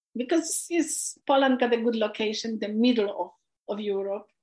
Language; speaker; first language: English; non-native, fluent; Polish